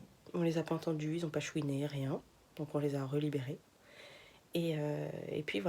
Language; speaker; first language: French; native; French